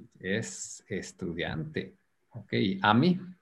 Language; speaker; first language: Spanish; native; Spanish